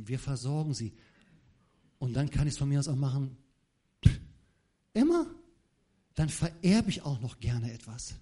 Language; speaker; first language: German; native; German